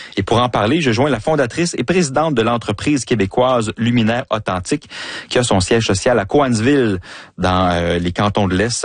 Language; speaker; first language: French; native; French